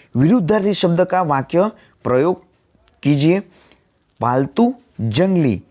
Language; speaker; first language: Hindi; non-native, local second language; Gujarati